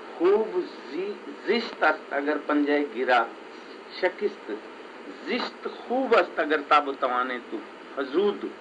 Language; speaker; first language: Urdu; native; Urdu